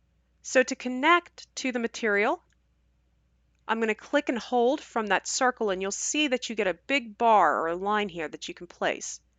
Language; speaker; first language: English; native; English